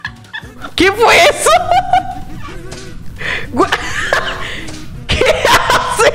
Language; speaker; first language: Spanish; native; Spanish